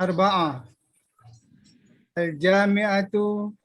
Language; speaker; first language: Arabic; non-native, learner; Indonesian